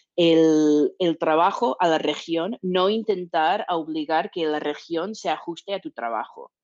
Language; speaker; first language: Spanish; non-native, fluent; English